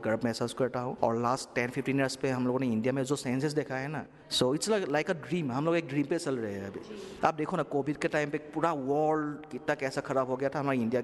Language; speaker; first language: Hindi; native; Hindi